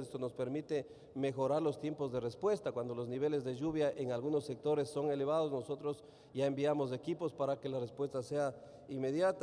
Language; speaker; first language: Spanish; native; Spanish